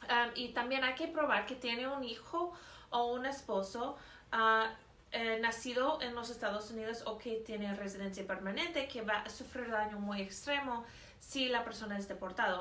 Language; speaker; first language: Spanish; non-native, fluent; English